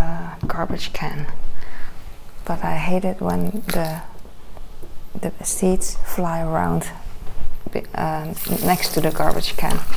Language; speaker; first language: English; non-native, fluent; Dutch